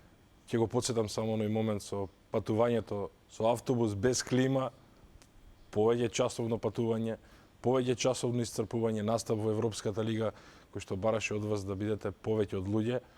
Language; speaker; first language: Macedonian; native; Macedonian